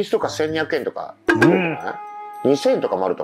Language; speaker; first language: Japanese; native; Japanese